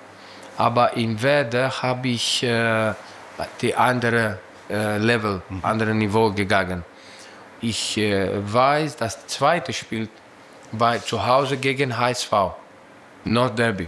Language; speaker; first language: German; non-native, learner; Greek